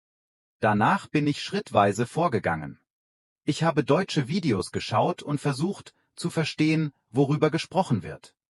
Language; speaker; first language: German; non-native, fluent; Vietnamese